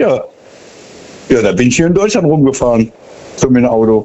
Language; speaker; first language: German; native; German